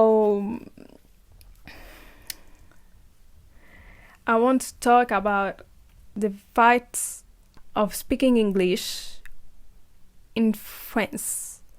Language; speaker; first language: English; non-native, learner; French